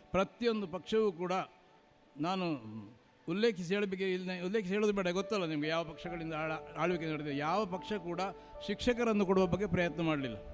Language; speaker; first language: Kannada; non-native, local second language; Marathi